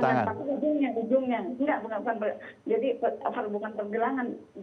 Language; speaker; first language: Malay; non-native, local second language; Sundanese